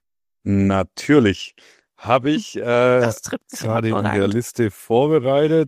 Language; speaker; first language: German; native; German